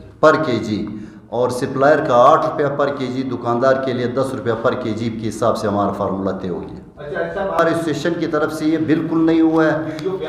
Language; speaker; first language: Urdu; non-native, local second language; Pashto